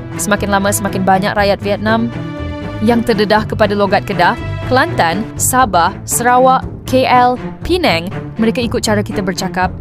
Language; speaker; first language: Malay; native; Malay